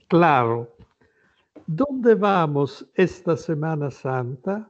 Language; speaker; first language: Spanish; non-native, learner; Italian